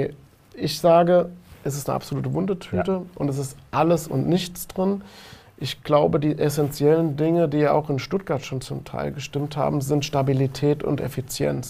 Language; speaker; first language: German; native; German